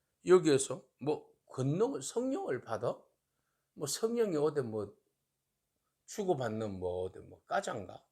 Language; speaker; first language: Korean; native; Korean